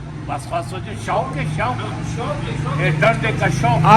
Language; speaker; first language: Hindi; non-native, local second language; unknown